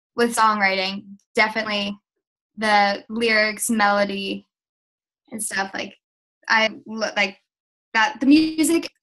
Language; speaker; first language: English; native; English